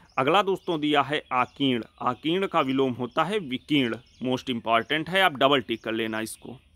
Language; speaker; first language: Hindi; native; Hindi